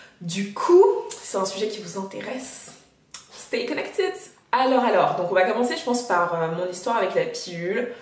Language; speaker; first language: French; native; French